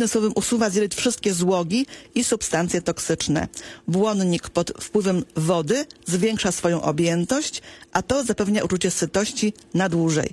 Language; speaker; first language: Polish; native; Polish